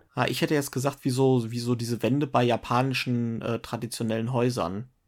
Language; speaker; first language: German; native; German